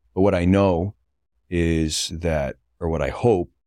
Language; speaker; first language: English; native; English